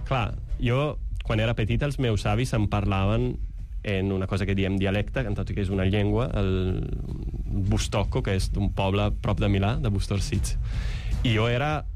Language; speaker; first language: Catalan; non-native, fluent; Italian